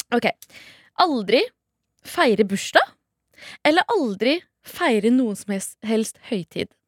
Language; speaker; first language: Norwegian; native; Norwegian